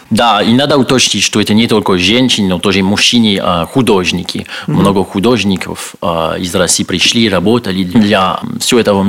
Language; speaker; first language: Russian; non-native, learner; French